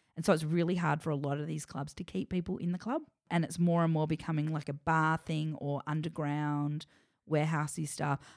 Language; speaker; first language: English; native; English